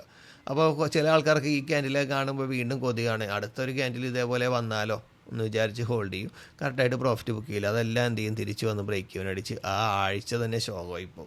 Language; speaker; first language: Malayalam; native; Malayalam